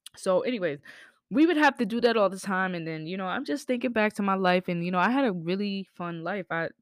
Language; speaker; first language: English; native; English